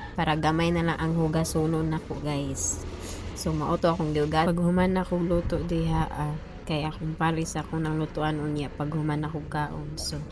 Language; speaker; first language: Cebuano; native; Cebuano